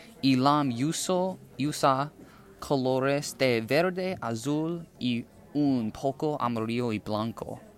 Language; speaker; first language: Spanish; non-native, learner; English